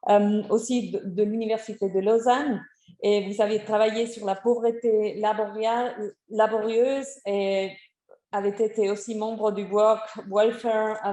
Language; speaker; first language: French; non-native, fluent; German